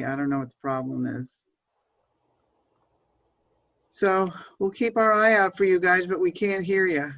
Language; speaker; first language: English; native; English